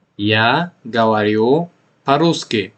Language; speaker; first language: Russian; non-native, local second language; Tajik